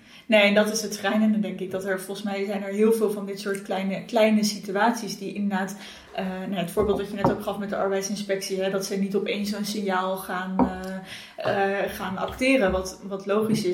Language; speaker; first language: Dutch; native; Dutch